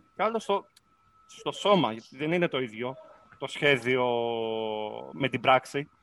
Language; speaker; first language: Greek; native; Greek